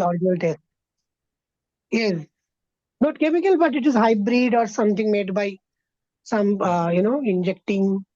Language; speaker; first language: English; non-native, fluent; Bangla